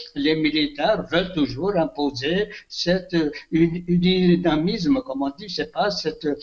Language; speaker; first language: French; non-native, local second language; Kabyle